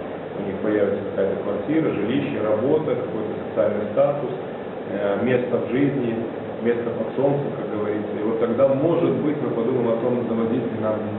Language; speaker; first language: Russian; native; Russian